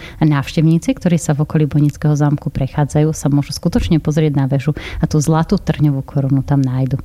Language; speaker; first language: Slovak; native; Slovak